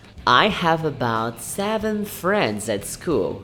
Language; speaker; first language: English; non-native, fluent; Portuguese